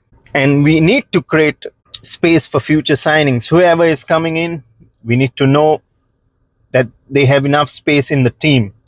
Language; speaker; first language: English; non-native, local second language; Konkani